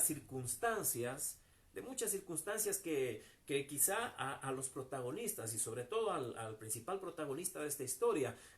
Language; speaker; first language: Spanish; native; Spanish